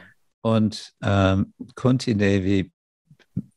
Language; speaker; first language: German; non-native, fluent; English